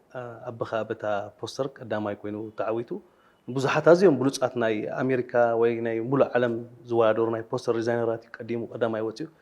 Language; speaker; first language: Tigrinya; native; Tigrinya